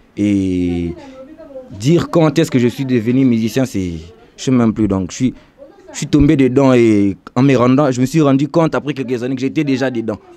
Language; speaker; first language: French; non-native, local second language; Lingala